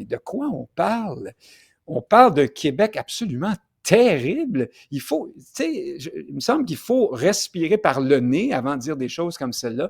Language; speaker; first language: French; native; French